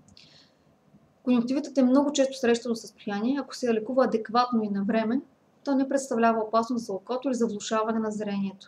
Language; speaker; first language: Bulgarian; native; Bulgarian